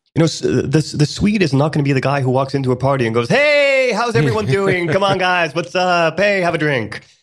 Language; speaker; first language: English; early bilingual, other home language; Swedish